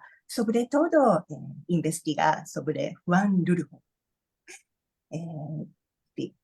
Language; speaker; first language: Spanish; non-native, learner; Japanese